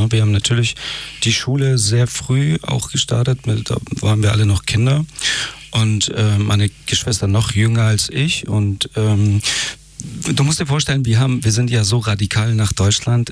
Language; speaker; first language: German; early bilingual, other home language; Persian